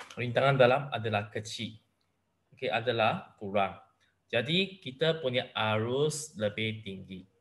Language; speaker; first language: Malay; non-native, local second language; Chinese